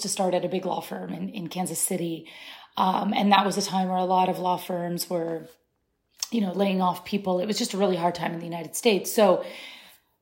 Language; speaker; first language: English; early bilingual, other home language; Arabic